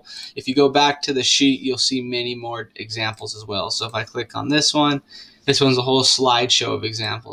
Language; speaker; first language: English; native; English